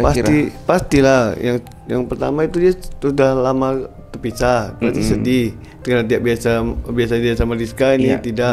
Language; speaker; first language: Indonesian; native; Indonesian